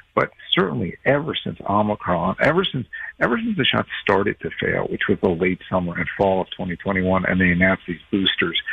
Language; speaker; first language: English; native; English